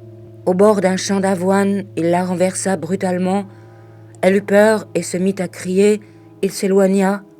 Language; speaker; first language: French; native; French